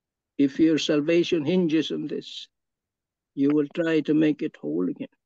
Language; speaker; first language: English; non-native, local second language; Filipino